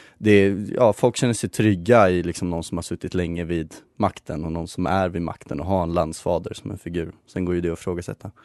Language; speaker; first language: Swedish; native; Swedish